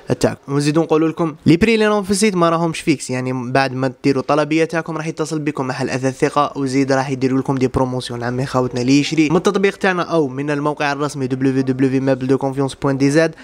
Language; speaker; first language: Arabic; native; Arabic